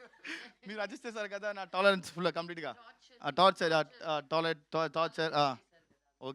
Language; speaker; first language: Telugu; non-native, learner; Tamil